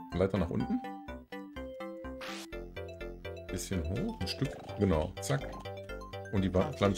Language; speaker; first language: German; native; German